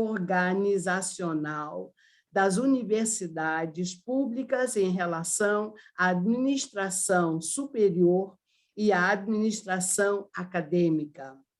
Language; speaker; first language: Portuguese; early bilingual, other home language; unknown